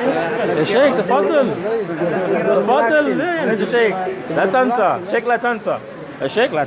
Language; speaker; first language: Arabic; non-native, learner; English